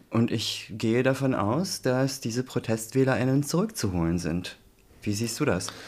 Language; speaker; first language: German; early bilingual, other home language; Turkish